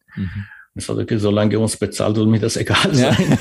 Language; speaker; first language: German; non-native, fluent; Persian